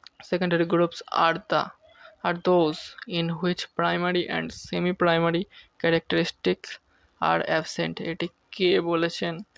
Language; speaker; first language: English; non-native, local second language; Bangla